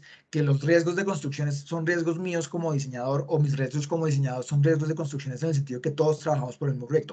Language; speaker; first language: Spanish; native; Spanish